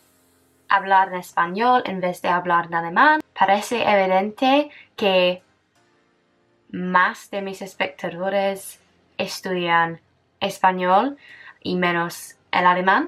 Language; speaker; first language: Spanish; non-native, fluent; English